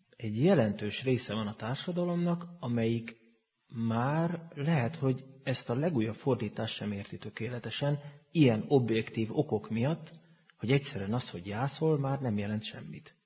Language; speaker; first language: Hungarian; native; Hungarian